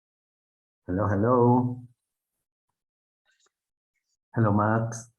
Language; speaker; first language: English; non-native, fluent; Spanish